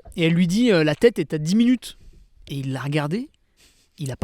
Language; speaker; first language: French; native; French